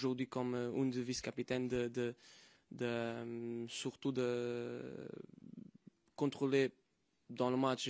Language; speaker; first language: French; non-native, fluent; Portuguese